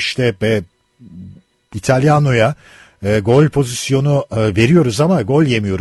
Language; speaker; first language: Turkish; native; Turkish